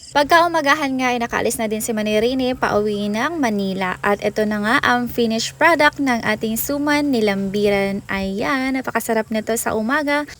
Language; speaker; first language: Filipino; non-native, local second language; Cebuano